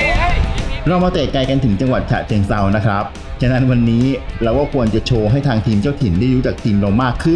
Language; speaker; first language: Thai; native; Thai